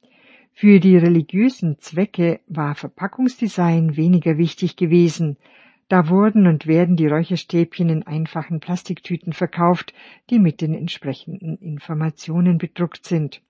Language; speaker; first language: German; native; German